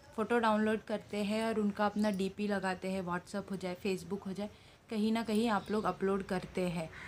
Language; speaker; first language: Hindi; non-native, local second language; Telugu